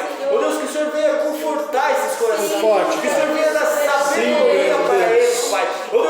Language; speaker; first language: Portuguese; native; Portuguese